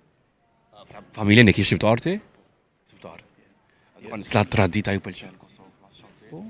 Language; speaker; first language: Albanian; native; Albanian